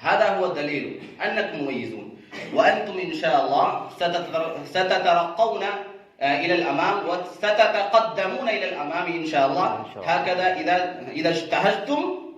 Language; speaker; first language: Arabic; non-native, fluent; Urdu